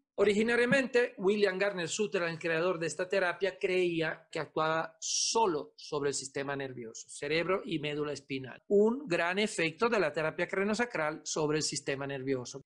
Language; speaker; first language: Spanish; non-native, fluent; Italian